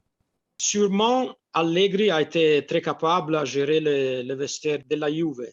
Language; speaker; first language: French; non-native, fluent; Italian